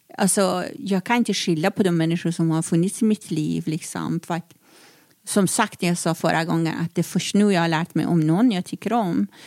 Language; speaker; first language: Swedish; non-native, fluent; Persian